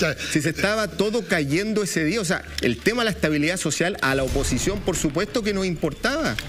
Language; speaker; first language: Spanish; native; Spanish